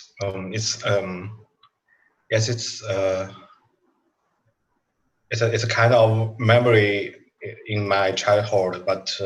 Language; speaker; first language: English; non-native, learner; Chinese